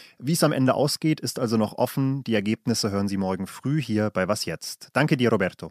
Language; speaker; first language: German; native; German